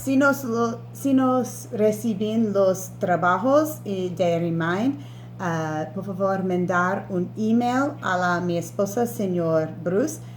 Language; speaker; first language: Spanish; non-native, learner; English